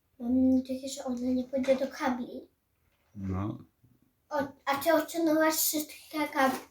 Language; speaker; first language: Polish; early bilingual, heritage; Samoan